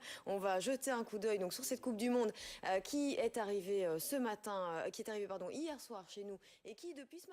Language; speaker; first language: French; native; French